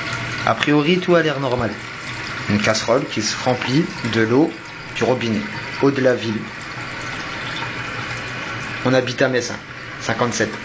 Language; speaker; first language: French; native; French